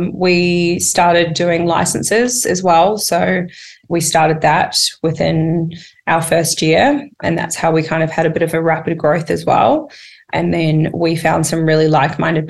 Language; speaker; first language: English; native; English